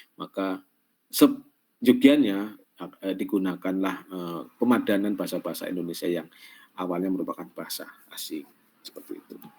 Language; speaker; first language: Indonesian; non-native, local second language; Javanese